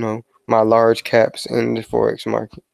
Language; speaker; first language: English; native; English